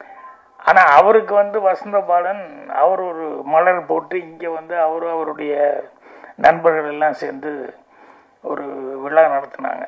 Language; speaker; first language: Tamil; native; Tamil